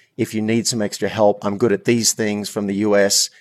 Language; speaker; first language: English; native; English